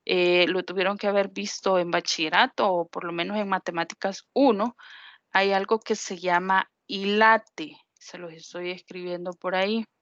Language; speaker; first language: Spanish; native; Spanish